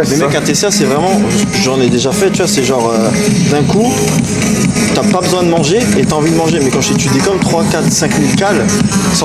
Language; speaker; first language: French; native; French